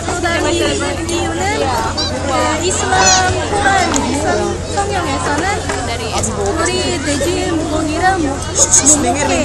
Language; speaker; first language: Korean; non-native, learner; Indonesian